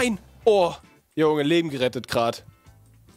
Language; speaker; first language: German; native; German